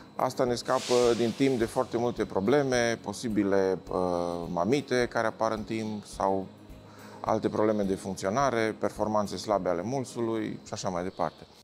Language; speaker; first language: Romanian; native; Romanian